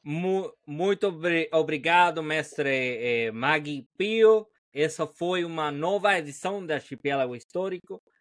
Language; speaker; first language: Portuguese; non-native, learner; Spanish